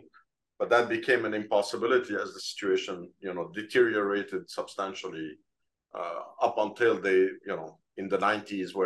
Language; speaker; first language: English; non-native, fluent; Arabic